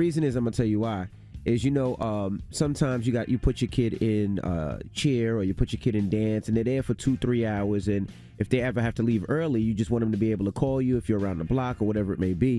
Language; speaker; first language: English; native; English